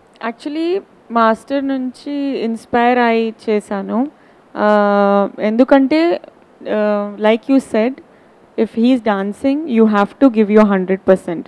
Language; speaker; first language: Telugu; non-native, learner; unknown